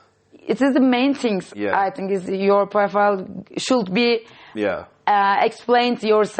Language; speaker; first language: English; non-native, fluent; Turkish